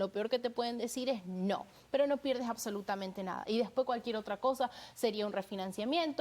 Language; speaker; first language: Spanish; native; Spanish